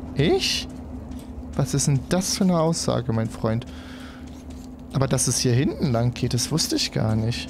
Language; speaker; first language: German; native; German